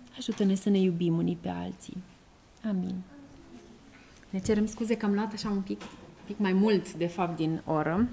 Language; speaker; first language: Romanian; native; Romanian